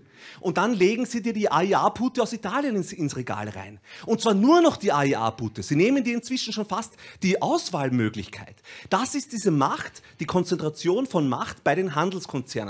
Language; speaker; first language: German; native; German